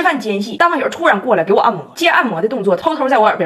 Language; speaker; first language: Chinese; native; Chinese